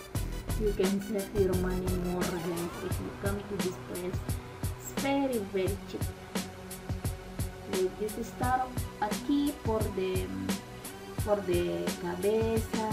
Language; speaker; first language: English; non-native, learner; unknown